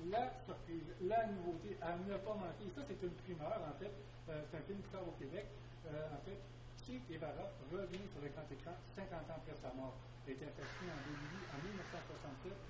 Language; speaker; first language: French; native; French